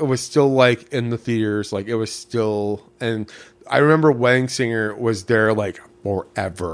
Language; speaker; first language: English; native; English